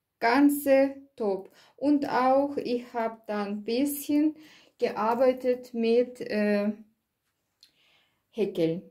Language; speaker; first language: German; non-native, learner; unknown